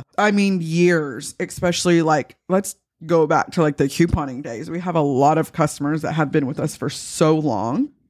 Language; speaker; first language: English; native; English